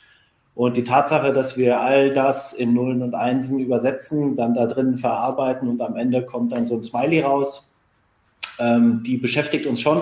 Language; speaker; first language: German; native; German